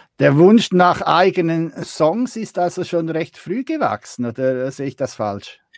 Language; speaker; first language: German; native; German